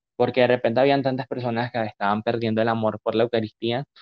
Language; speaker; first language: Spanish; native; Spanish